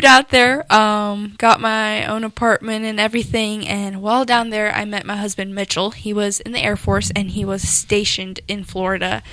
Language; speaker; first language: English; non-native, local second language; Afrikaans